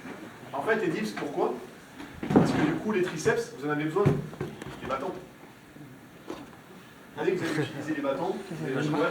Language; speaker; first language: French; native; French